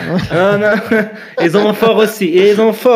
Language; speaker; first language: French; non-native, learner; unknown